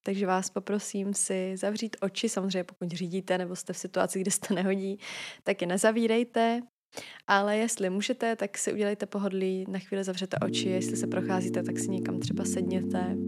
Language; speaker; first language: Czech; native; Czech